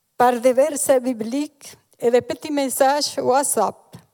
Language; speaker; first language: French; non-native, fluent; Spanish